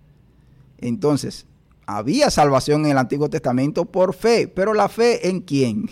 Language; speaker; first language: Spanish; native; Spanish